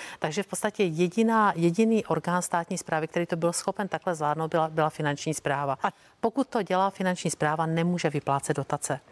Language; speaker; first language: Czech; native; Czech